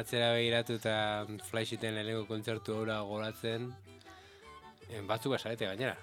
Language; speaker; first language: Basque; native; Basque